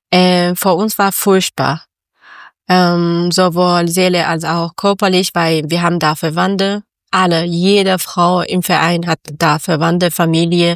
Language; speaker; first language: German; non-native, learner; Persian